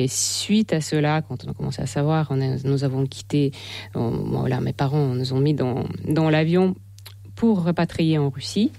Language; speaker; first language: French; non-native, fluent; Russian